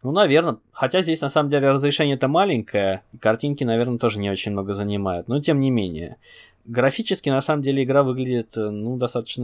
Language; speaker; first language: Russian; native; Russian